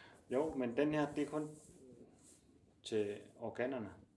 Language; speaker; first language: Danish; non-native, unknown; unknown